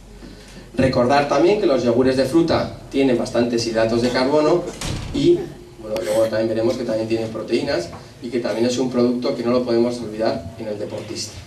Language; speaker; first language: Spanish; native; Spanish